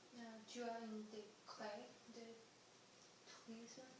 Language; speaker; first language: French; non-native, learner; English